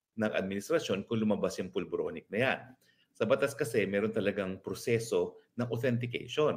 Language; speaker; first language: Filipino; native; Filipino